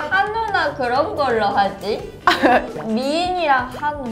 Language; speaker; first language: Korean; non-native, fluent; Japanese